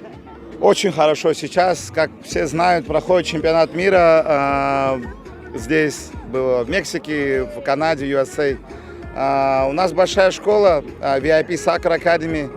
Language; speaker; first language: Russian; non-native, local second language; Uzbek